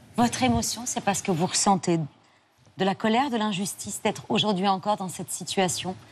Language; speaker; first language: French; native; French